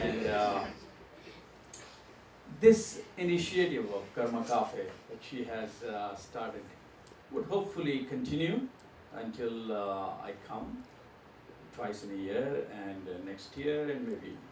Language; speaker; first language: English; non-native, local second language; Gujarati